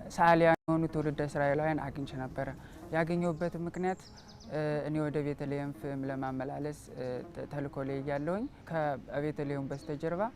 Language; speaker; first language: Amharic; native; Amharic